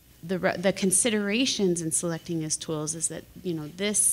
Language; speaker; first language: English; native; English